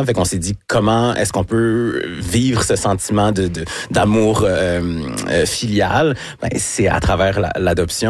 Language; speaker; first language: French; native; French